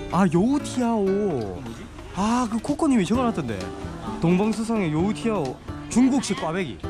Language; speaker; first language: Korean; native; Korean